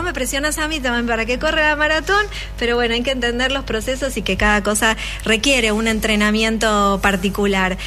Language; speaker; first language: Spanish; native; Spanish